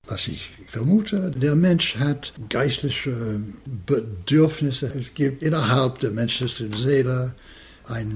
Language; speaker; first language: German; non-native, fluent; English